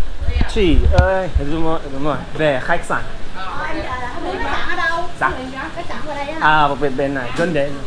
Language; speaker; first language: Vietnamese; non-native, learner; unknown